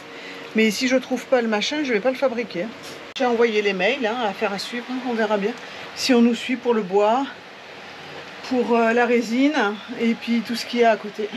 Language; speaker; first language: French; native; French